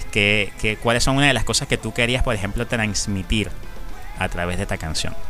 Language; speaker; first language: Spanish; native; Spanish